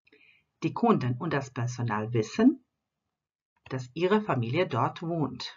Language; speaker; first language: German; non-native, fluent; Croatian